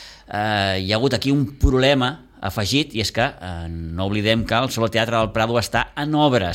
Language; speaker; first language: Catalan; native; Catalan